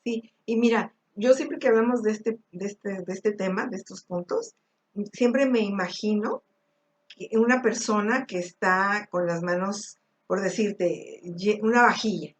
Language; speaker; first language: Spanish; native; Spanish